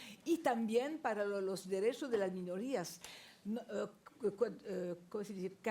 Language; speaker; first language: Spanish; non-native, fluent; French